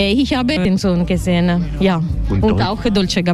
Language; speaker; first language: German; non-native, learner; Italian